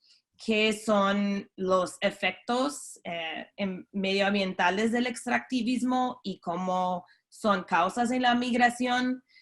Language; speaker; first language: Spanish; non-native, fluent; English